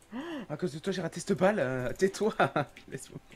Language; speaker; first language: French; native; French